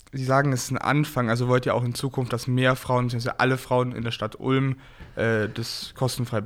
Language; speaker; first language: German; native; German